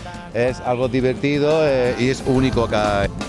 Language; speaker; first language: Spanish; non-native, fluent; Portuguese